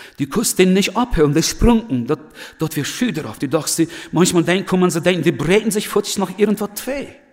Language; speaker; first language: German; early bilingual, other home language; Plautdietsch